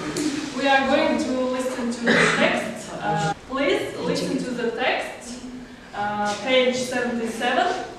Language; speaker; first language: English; non-native, learner; Kazakh